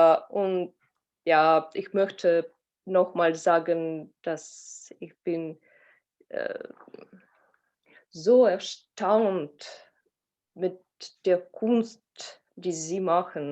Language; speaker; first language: German; non-native, learner; Russian